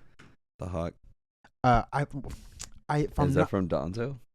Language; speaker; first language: English; native; English